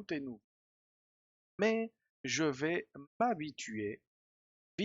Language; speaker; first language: French; non-native, fluent; Spanish